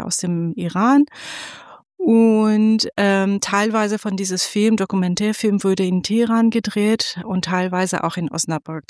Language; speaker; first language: German; non-native, fluent; Persian